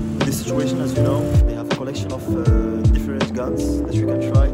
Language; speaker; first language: English; non-native, fluent; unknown